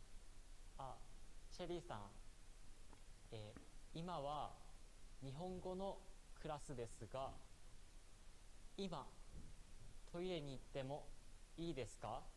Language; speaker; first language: Japanese; non-native, learner; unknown